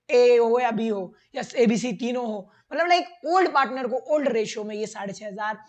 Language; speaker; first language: Hindi; native; Hindi